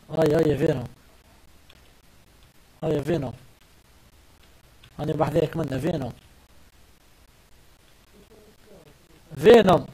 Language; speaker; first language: Arabic; native; Arabic